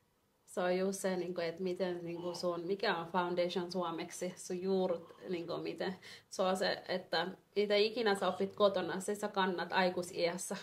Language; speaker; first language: Finnish; non-native, fluent; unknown